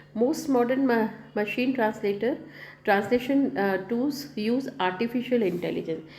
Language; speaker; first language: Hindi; native; Hindi